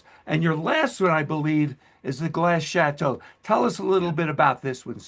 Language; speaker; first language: English; native; English